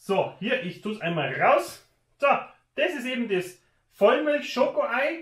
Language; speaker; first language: German; native; German